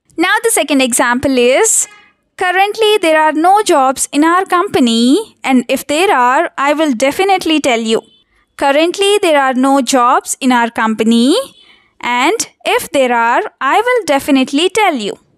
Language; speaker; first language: English; non-native, local second language; Telugu